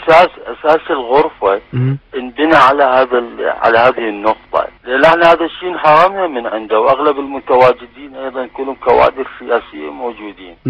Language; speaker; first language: Arabic; native; Arabic